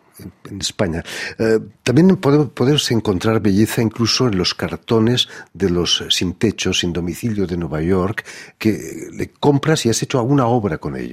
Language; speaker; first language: Spanish; native; Spanish